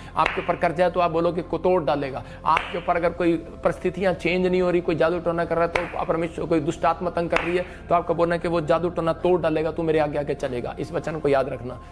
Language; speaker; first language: Hindi; non-native, local second language; Punjabi